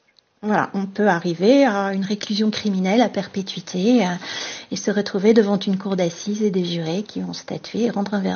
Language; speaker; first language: French; native; French